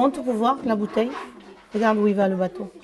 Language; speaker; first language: French; native; French